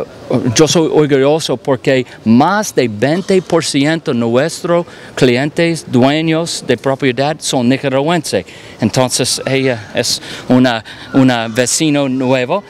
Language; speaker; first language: Spanish; non-native, learner; English